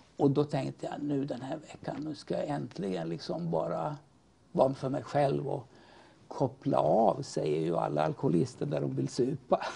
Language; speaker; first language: Swedish; native; Swedish